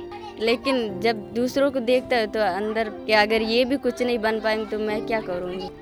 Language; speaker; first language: Hindi; native; Hindi